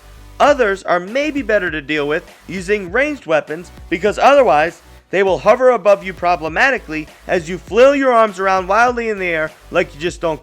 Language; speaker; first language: English; native; English